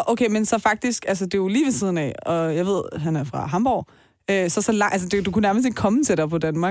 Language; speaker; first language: Danish; native; Danish